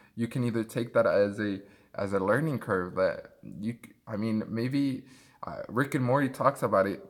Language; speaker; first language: English; early bilingual, other home language; Spanish